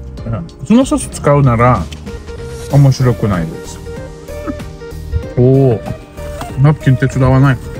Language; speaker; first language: Japanese; non-native, learner; Russian